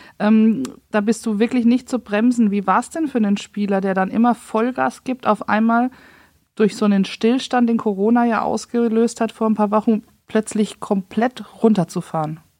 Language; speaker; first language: German; native; German